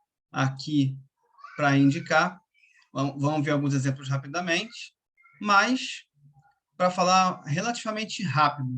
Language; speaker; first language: Portuguese; native; Portuguese